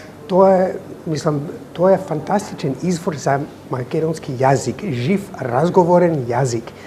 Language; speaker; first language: Macedonian; non-native, fluent; English